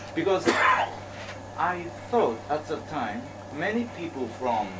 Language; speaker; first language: English; non-native, fluent; Japanese